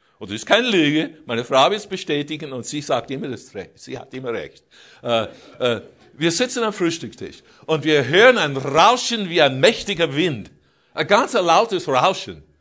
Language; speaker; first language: German; non-native, fluent; English